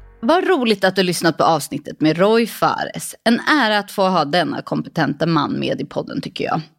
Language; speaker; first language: Swedish; native; Swedish